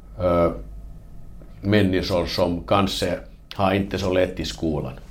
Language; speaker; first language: Swedish; non-native, local second language; Finnish